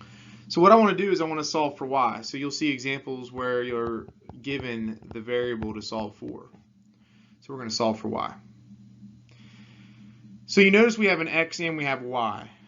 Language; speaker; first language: English; native; English